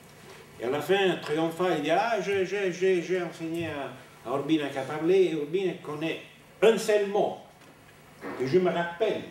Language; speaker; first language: French; non-native, fluent; Italian